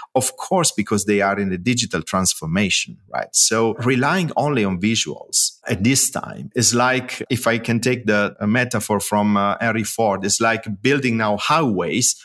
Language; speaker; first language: English; non-native, fluent; Italian